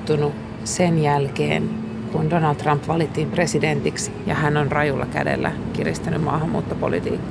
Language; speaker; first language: Finnish; native; Finnish